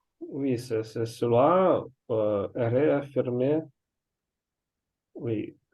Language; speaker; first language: French; non-native, learner; Russian